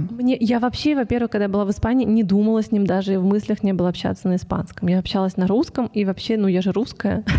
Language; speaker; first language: Russian; native; Russian